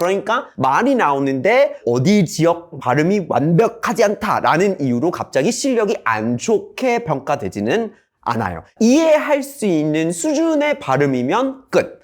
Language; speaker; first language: Korean; non-native, fluent; English